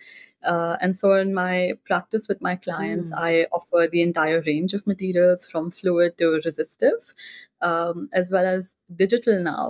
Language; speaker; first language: English; non-native, local second language; Hindi